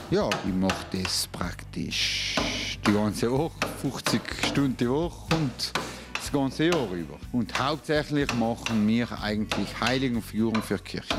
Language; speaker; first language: German; non-native, local second language; Ladin